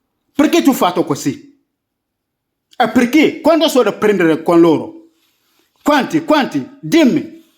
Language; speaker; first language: Italian; non-native, learner; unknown